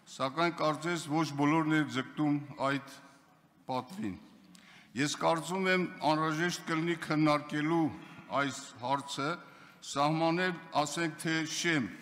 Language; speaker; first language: Armenian; non-native, local second language; Kurdish